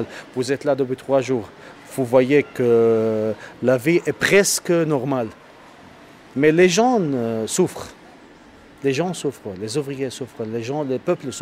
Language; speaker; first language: French; non-native, learner; Arabic